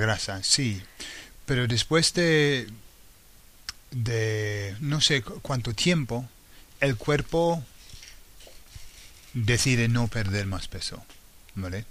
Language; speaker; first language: Spanish; non-native, fluent; English